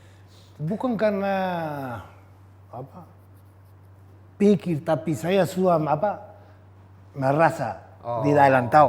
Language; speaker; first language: Indonesian; non-native, fluent; Spanish